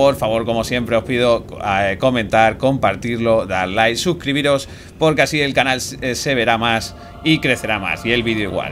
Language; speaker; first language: Spanish; native; Spanish